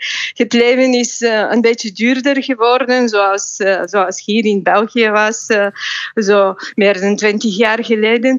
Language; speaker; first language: Dutch; non-native, fluent; Bulgarian